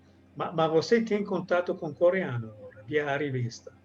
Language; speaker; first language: Portuguese; non-native, fluent; Italian